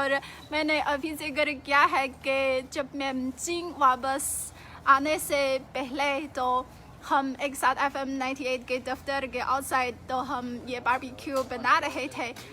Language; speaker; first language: Hindi; non-native, fluent; Chinese